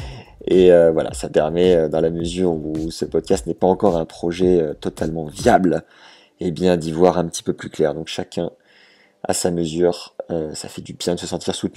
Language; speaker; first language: French; native; French